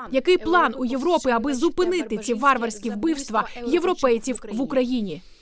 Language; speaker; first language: Ukrainian; native; Ukrainian